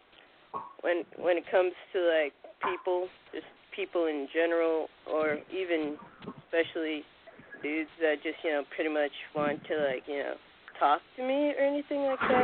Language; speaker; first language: English; native; English